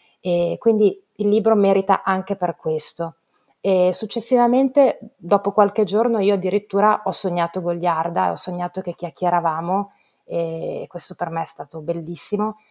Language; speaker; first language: Italian; native; Italian